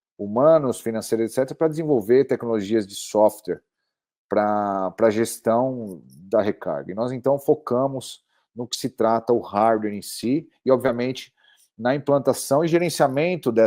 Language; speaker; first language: Portuguese; native; Portuguese